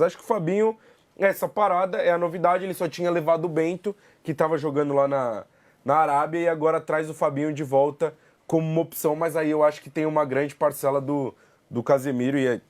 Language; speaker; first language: Portuguese; native; Portuguese